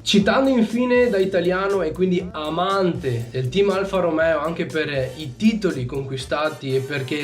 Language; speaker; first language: Italian; native; Italian